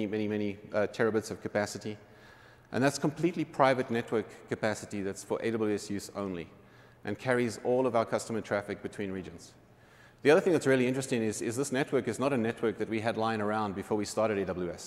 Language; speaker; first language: English; native; English